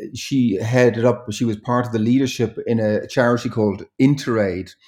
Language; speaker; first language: English; native; English